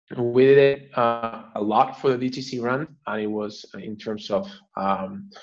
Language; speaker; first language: English; non-native, fluent; Spanish